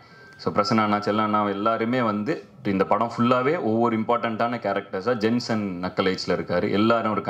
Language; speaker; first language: Tamil; native; Tamil